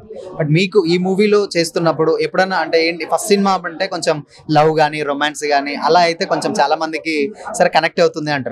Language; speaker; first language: Telugu; native; Telugu